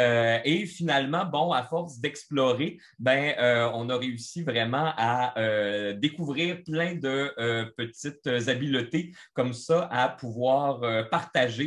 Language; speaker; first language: French; native; French